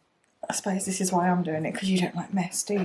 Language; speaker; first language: English; native; English